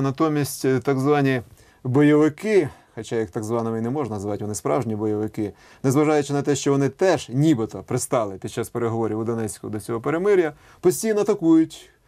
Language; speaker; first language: Ukrainian; native; Ukrainian